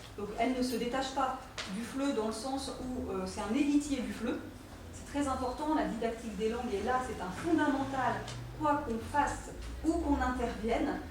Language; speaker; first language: French; native; French